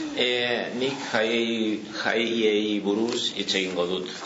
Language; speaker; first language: Basque; non-native, learner; Catalan